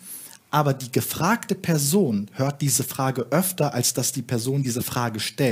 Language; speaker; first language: German; early bilingual, other home language; Turkish